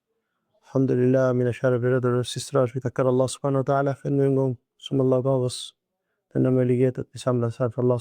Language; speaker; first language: Swedish; non-native, fluent; Urdu